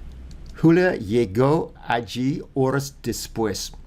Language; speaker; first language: Spanish; non-native, learner; English